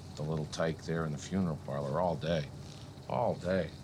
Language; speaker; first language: English; native; English